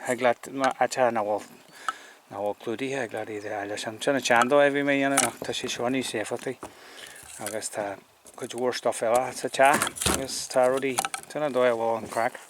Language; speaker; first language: Irish; native; Irish